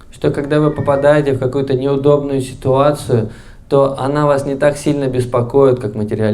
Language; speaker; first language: Russian; native; Russian